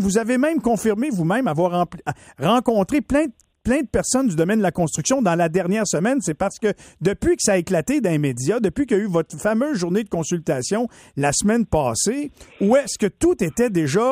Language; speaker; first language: French; native; French